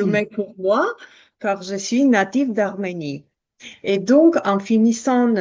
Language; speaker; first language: French; non-native, fluent; Armenian